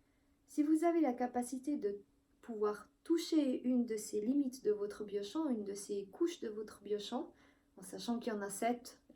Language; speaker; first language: French; native; French